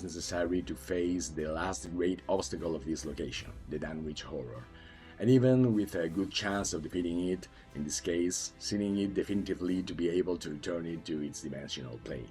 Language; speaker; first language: English; non-native, fluent; Spanish